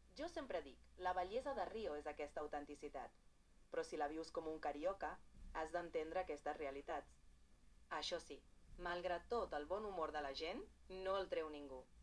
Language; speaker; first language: Catalan; non-native, fluent; Portuguese